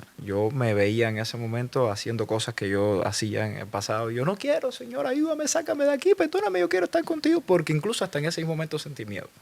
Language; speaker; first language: Spanish; native; Spanish